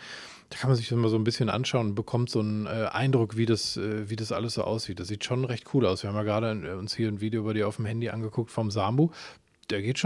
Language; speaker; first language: German; native; German